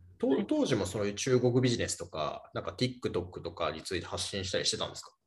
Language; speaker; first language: Japanese; native; Japanese